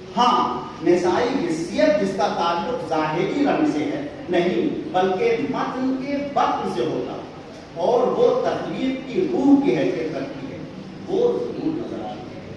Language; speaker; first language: Urdu; native; Urdu